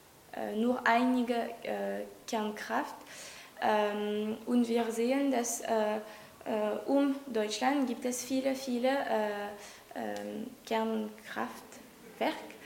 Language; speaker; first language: German; non-native, learner; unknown